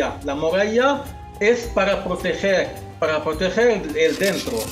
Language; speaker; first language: Spanish; non-native, fluent; Arabic